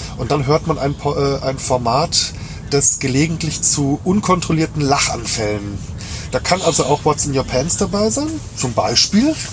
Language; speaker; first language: German; native; German